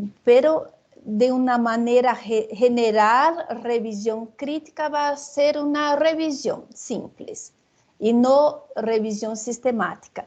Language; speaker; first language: Spanish; non-native, fluent; Portuguese